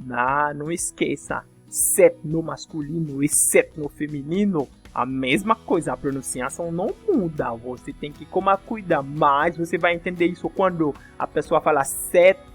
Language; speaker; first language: Portuguese; non-native, fluent; French